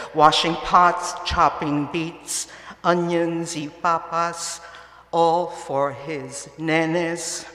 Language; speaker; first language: English; early bilingual, other home language; Spanish